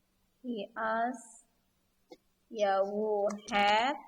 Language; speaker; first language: English; non-native, learner; Indonesian